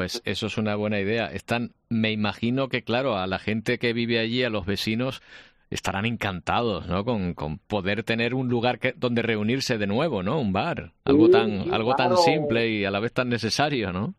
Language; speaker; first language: Spanish; native; Spanish